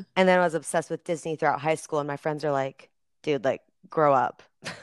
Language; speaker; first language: English; native; English